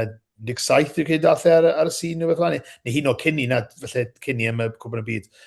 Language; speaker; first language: Welsh; native; Welsh